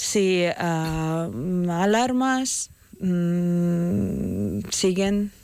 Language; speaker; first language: Spanish; non-native, fluent; Ukrainian